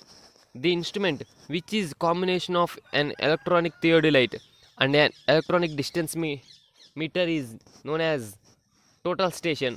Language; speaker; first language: English; non-native, local second language; Telugu